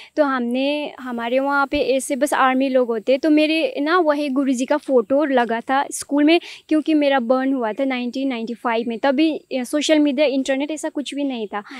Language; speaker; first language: Hindi; non-native, local second language; Nepali